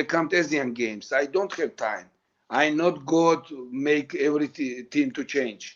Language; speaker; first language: English; non-native, learner; Georgian